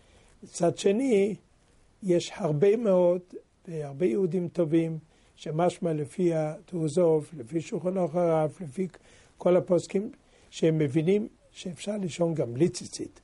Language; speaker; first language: Hebrew; non-native, fluent; French